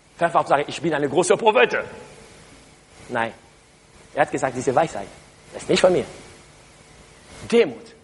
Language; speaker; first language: German; non-native, learner; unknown